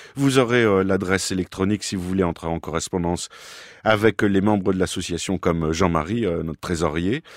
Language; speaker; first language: French; native; French